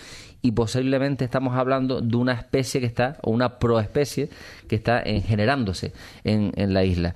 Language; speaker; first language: Spanish; native; Spanish